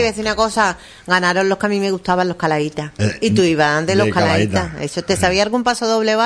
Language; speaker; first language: Spanish; native; Spanish